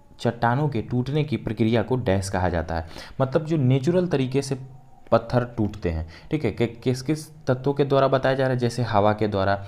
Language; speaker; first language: Hindi; native; Hindi